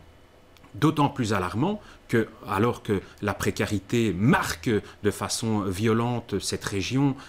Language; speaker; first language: French; native; French